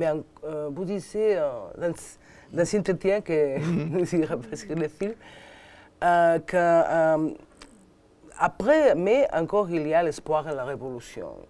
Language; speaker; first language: French; non-native, learner; Catalan